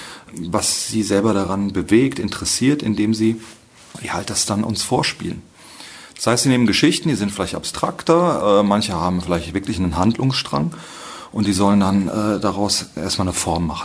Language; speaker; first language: German; native; German